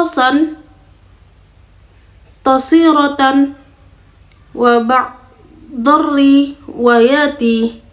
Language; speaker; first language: Arabic; non-native, learner; Indonesian